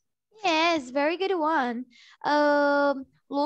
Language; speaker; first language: English; non-native, learner; Portuguese